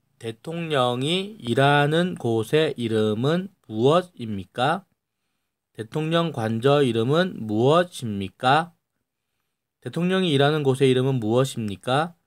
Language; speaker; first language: Korean; native; Korean